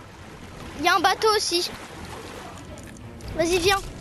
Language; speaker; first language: French; native; French